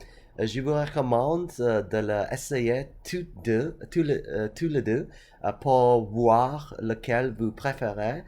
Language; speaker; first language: French; non-native, learner; English